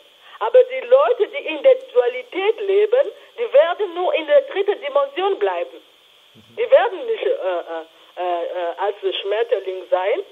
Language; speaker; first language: German; non-native, fluent; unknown